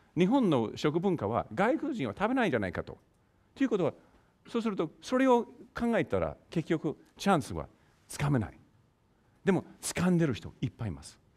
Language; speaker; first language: Japanese; non-native, fluent; English